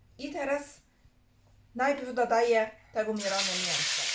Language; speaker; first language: Polish; non-native, learner; Chinese